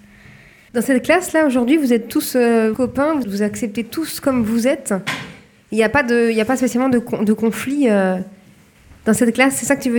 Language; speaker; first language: French; native; French